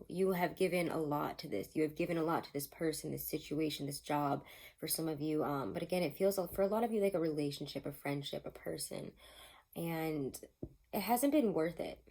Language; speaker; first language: English; native; English